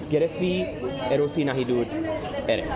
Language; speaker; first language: Spanish; non-native, learner; English